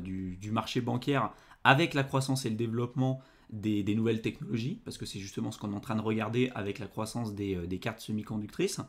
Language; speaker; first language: French; native; French